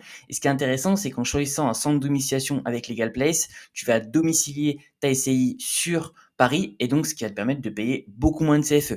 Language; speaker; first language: French; native; French